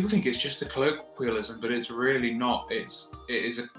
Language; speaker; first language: English; native; English